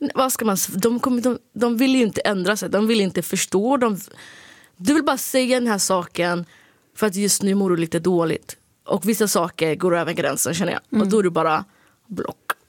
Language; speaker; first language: Swedish; early bilingual, other home language; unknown